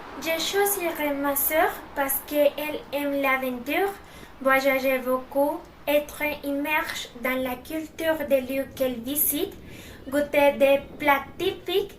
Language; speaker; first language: French; non-native, learner; Spanish